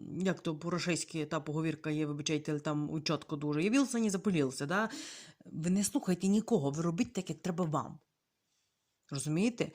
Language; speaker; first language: Ukrainian; native; Ukrainian